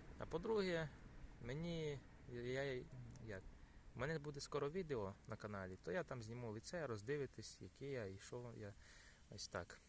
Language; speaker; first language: Ukrainian; native; Ukrainian